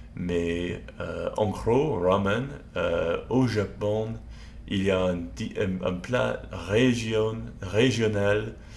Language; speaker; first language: French; non-native, learner; English